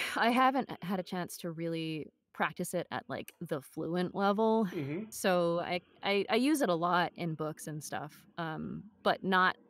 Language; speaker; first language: English; native; English